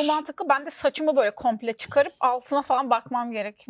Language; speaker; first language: Turkish; native; Turkish